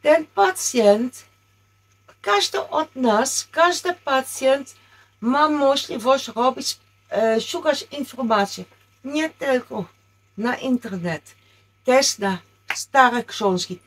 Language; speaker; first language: Polish; non-native, learner; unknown